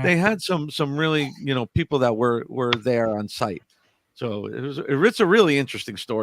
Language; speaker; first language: English; native; English